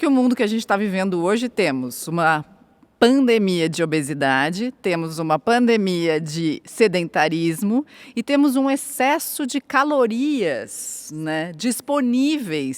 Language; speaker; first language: Portuguese; native; Portuguese